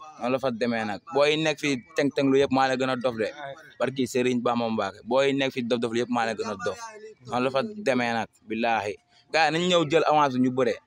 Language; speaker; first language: Wolof; native; Wolof